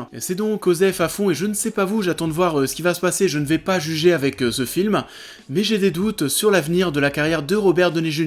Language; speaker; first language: French; native; French